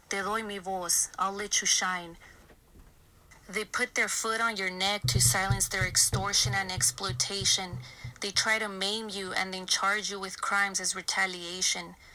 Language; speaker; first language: English; early bilingual, other home language; Spanish